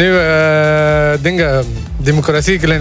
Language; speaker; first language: Dutch; non-native, learner; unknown